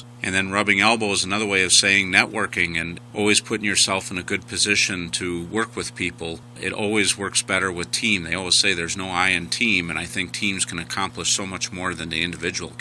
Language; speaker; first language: English; native; English